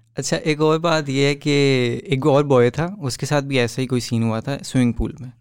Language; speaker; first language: Urdu; native; Urdu